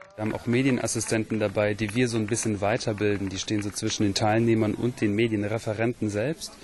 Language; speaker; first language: German; native; German